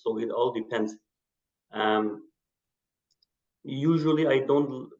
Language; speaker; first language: English; non-native, fluent; Persian